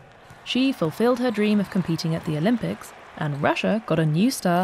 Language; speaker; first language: English; native; English